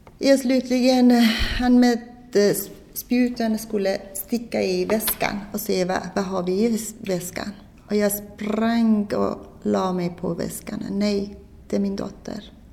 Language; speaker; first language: Swedish; non-native, fluent; Persian